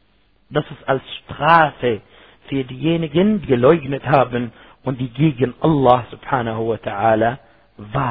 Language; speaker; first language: German; non-native, fluent; Arabic